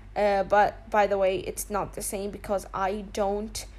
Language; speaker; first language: English; non-native, fluent; Arabic